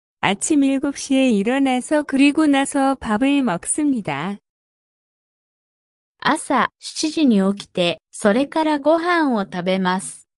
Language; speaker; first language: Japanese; non-native, fluent; Korean